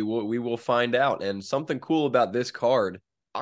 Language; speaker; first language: English; native; English